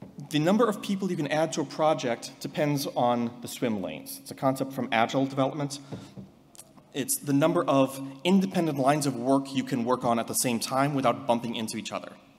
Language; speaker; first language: English; native; English